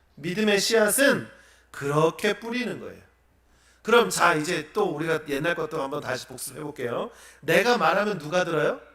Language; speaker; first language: Korean; native; Korean